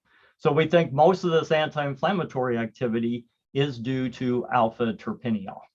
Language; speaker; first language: English; native; English